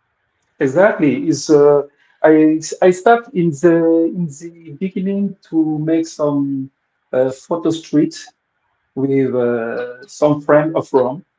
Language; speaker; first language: English; non-native, local second language; Wolof